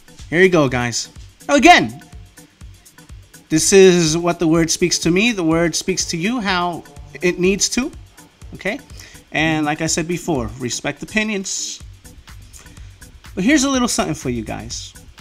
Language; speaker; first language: English; early bilingual, other home language; Spanish